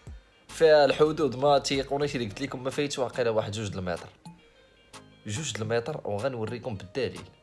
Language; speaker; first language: Arabic; native; Arabic